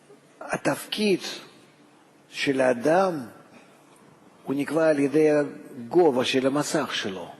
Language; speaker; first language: Hebrew; non-native, fluent; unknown